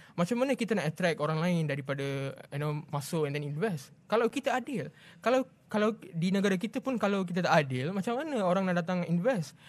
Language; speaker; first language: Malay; non-native, local second language; Tamil